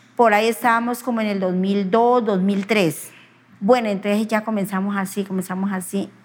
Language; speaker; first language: Spanish; native; Spanish